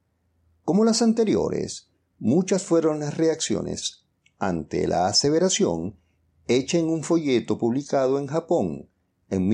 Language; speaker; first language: Spanish; native; Spanish